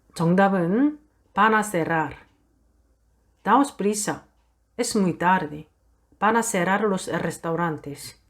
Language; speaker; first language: Spanish; non-native, fluent; Korean